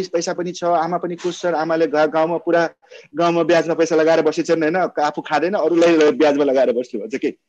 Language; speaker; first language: Nepali; non-native, local second language; Maithili